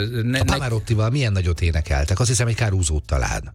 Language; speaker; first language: Hungarian; native; Hungarian